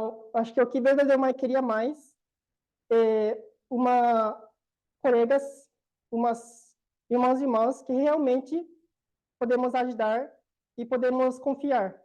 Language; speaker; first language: Portuguese; non-native, learner; Korean